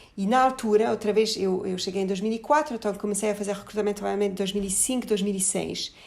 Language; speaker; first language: Portuguese; non-native, fluent; French